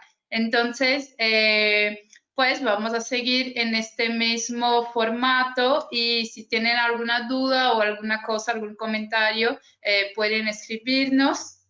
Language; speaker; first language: Spanish; non-native, fluent; Portuguese